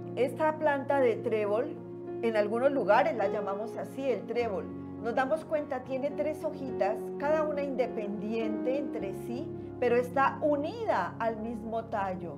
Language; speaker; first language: Spanish; native; Spanish